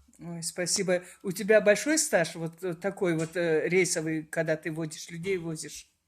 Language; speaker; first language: Russian; non-native, local second language; Karachay-Balkar